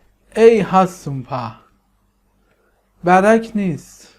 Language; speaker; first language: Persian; native; Persian